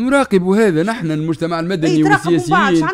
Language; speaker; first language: Arabic; native; Arabic